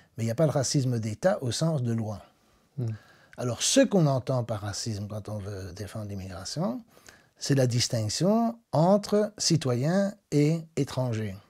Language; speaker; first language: French; native; French